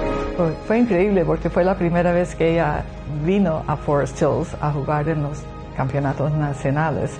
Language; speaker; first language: Spanish; non-native, fluent; English